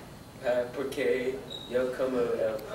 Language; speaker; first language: Spanish; non-native, learner; English